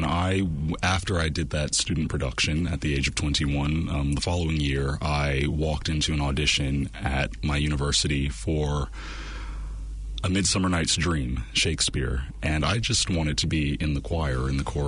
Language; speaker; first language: English; native; English